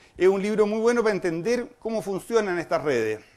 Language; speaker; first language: Spanish; native; Spanish